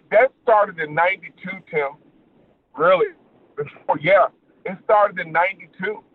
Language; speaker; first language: English; native; English